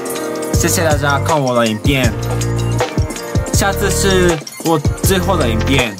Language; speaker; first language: Chinese; non-native, learner; Japanese